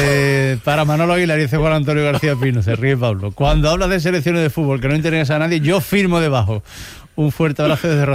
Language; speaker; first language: Spanish; native; Spanish